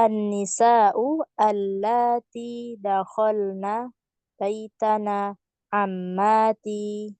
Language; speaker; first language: Arabic; non-native, learner; Indonesian